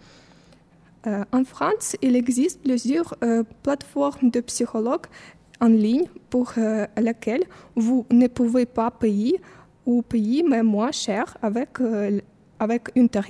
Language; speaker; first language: French; non-native, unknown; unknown